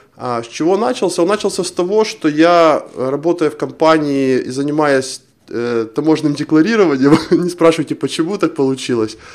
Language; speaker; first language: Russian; non-native, local second language; Ukrainian